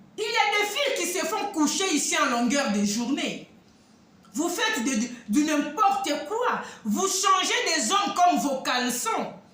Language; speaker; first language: French; non-native, local second language; Lingala